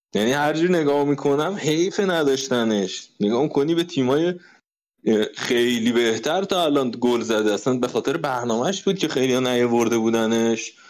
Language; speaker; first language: Persian; native; Persian